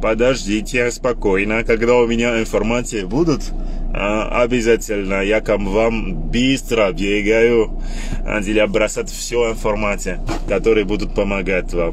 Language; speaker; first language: Russian; non-native, learner; Lingala